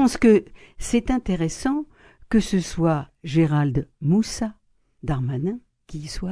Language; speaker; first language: French; native; French